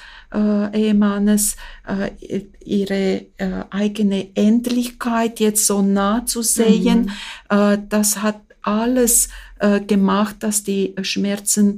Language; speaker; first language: German; non-native, fluent; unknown